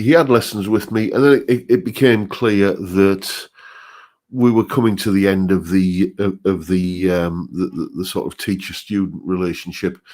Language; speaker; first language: English; native; English